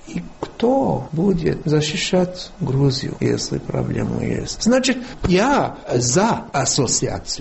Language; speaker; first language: Russian; non-native, fluent; English